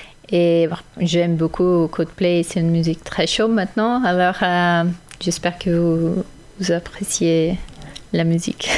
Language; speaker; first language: French; non-native, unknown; Portuguese